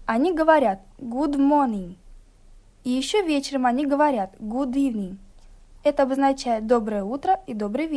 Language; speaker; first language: Russian; native; Russian